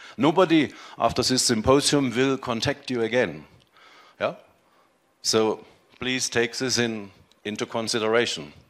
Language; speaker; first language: English; non-native, fluent; German